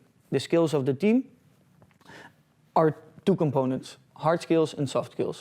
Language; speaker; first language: English; non-native, fluent; Dutch